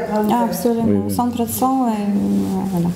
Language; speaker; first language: French; non-native, learner; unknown